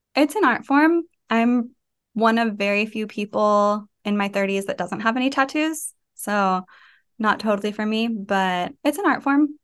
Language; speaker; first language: English; native; English